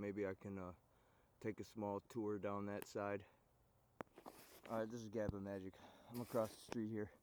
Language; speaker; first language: English; native; English